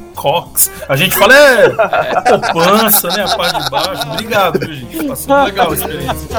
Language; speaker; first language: Portuguese; native; Portuguese